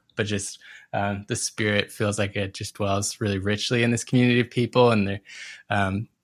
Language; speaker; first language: English; native; English